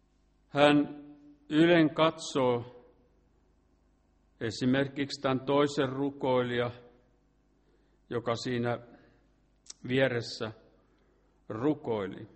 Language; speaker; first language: Finnish; native; Finnish